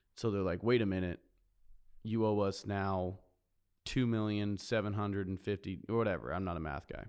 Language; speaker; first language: English; native; English